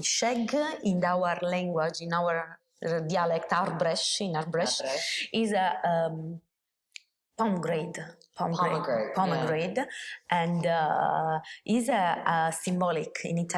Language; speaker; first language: English; non-native, learner; Italian